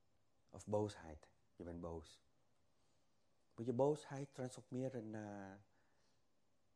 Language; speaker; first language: Dutch; non-native, fluent; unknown